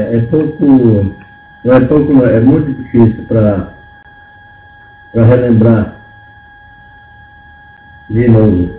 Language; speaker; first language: Portuguese; non-native, local second language; Yanomámi